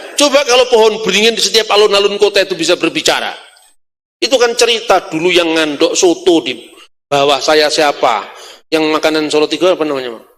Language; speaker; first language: Indonesian; non-native, local second language; Javanese